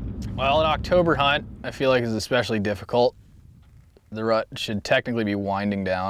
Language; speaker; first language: English; native; English